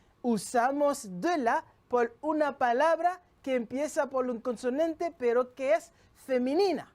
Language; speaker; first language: Spanish; non-native, local second language; French